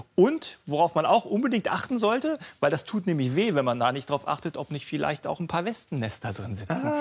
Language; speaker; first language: German; native; German